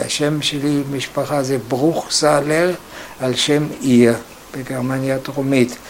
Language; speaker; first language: Hebrew; non-native, fluent; German